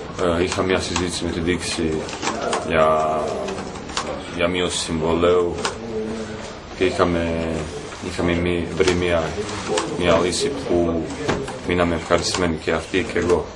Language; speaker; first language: Greek; non-native, fluent; Croatian